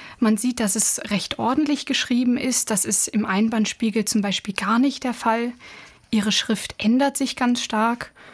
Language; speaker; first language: German; native; German